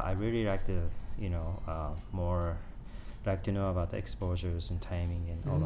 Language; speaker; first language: English; non-native, learner; Japanese